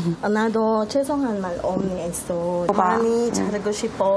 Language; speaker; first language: Korean; non-native, learner; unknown